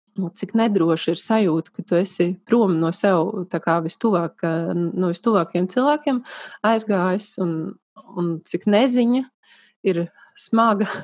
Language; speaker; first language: Latvian; native; Latvian